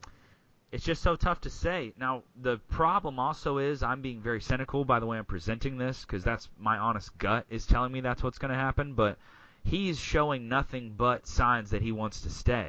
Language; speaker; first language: English; native; English